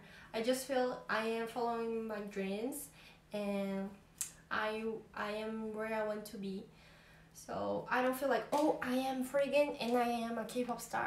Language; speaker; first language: English; non-native, learner; Portuguese